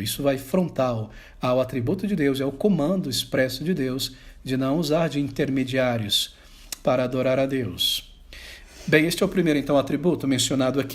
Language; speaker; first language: Portuguese; native; Portuguese